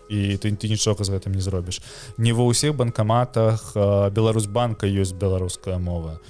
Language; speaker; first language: Belarusian; non-native, local second language; Russian